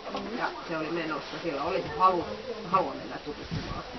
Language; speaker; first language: Finnish; native; Finnish